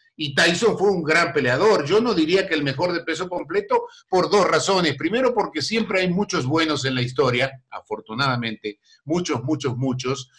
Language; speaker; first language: Spanish; native; Spanish